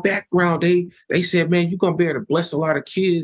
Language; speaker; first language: English; native; English